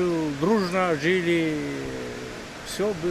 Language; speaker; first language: Russian; non-native, local second language; Tajik